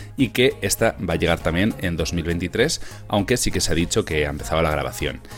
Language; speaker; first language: Spanish; native; Spanish